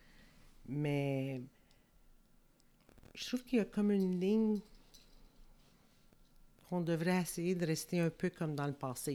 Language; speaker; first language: French; native; French